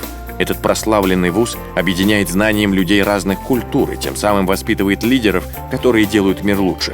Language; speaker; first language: Russian; native; Russian